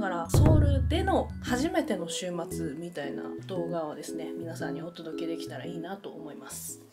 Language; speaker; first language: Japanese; non-native, fluent; Korean